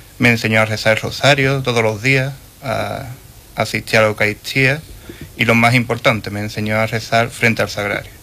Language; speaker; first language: Spanish; native; Spanish